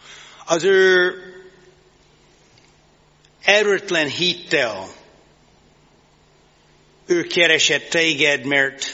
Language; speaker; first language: Hungarian; non-native, fluent; English